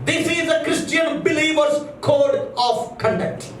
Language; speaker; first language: English; non-native, local second language; Telugu